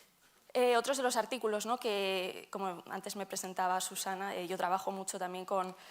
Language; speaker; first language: Spanish; native; Spanish